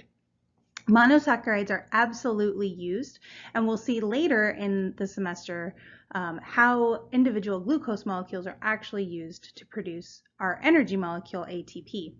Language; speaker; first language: English; native; English